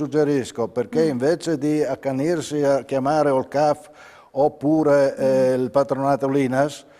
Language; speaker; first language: Italian; native; Italian